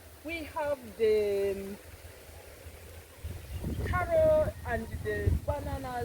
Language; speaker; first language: English; non-native, local second language; Kinyarwanda